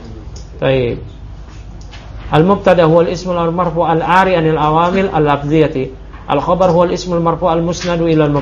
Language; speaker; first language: Arabic; non-native, fluent; Indonesian